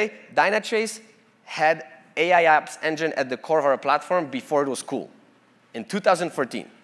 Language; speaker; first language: English; non-native, fluent; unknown